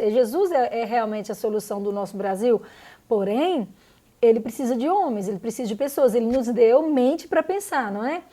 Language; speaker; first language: Portuguese; native; Portuguese